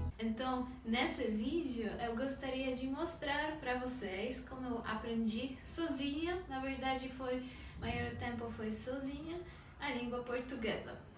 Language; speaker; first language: Portuguese; non-native, fluent; Polish